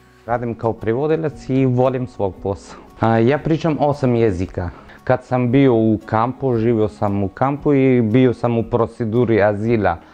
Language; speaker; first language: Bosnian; non-native, learner; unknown